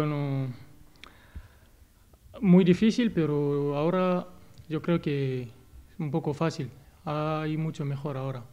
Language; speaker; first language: Spanish; non-native, learner; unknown